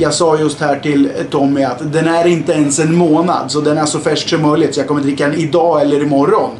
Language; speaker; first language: Swedish; native; Swedish